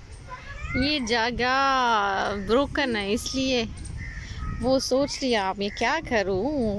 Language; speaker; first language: Hindi; non-native, learner; Arabic